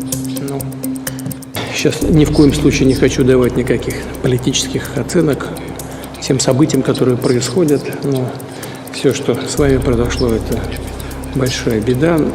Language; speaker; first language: Russian; native; Russian